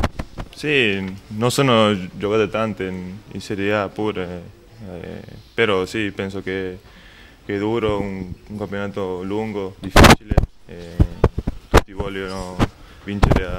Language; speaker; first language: Italian; non-native, learner; Spanish